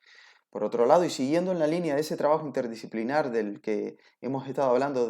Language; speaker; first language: Spanish; native; Spanish